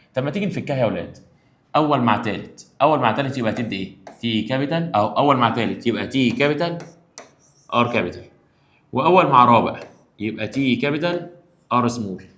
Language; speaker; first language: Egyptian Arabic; native; Egyptian Arabic